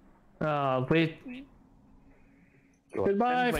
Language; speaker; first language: English; native; English